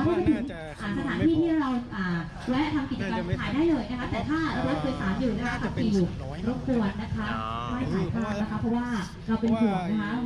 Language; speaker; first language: Thai; native; Thai